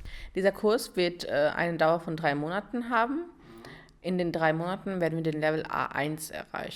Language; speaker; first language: German; early bilingual, other home language; Urdu